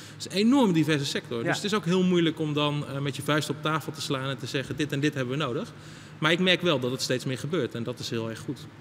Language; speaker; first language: Dutch; native; Dutch